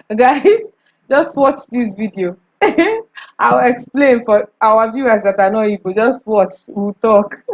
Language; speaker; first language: Nigerian Pidgin; non-native, local second language; Igbo